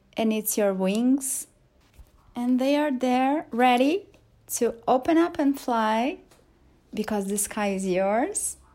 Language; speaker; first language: English; non-native, fluent; Portuguese